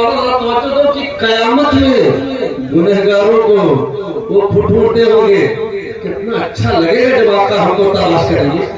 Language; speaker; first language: Urdu; native; Urdu